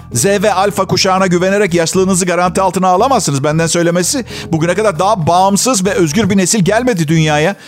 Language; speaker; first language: Turkish; non-native, fluent; Italian